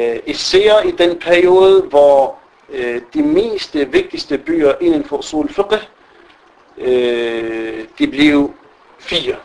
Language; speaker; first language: Danish; non-native, fluent; Arabic